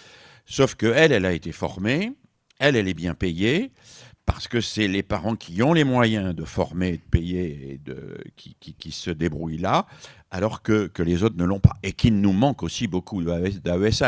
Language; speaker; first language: French; native; French